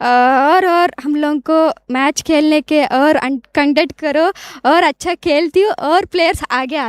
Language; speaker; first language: Hindi; non-native, local second language; Odia